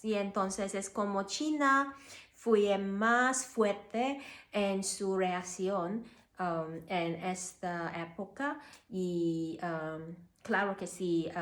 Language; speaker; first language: Spanish; non-native, learner; Cantonese